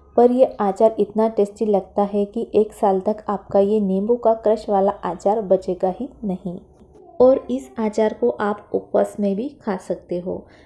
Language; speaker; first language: Hindi; non-native, local second language; Marathi